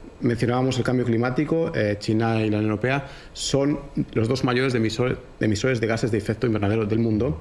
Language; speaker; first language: Spanish; native; Spanish